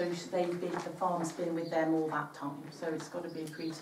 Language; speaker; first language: English; native; English